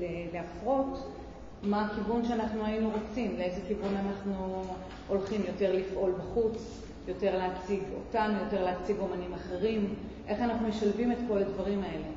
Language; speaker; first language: Hebrew; native; Hebrew